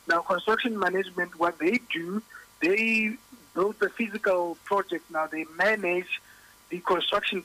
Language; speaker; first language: English; non-native, local second language; Southern Sotho